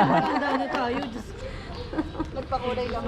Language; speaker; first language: Filipino; native; Filipino